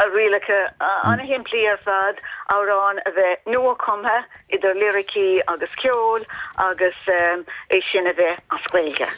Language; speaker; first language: Irish; non-native, local second language; English